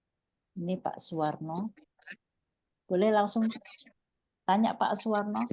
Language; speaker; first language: Indonesian; native; Indonesian